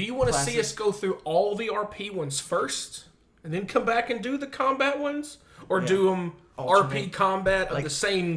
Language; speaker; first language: English; native; English